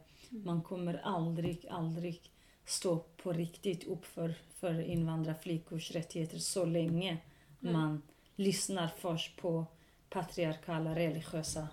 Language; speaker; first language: Swedish; non-native, local second language; Kurdish